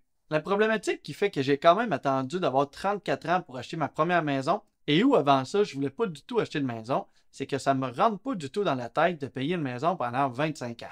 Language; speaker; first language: French; native; French